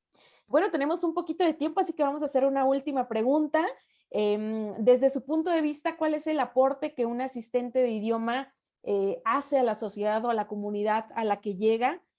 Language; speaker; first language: Spanish; native; Spanish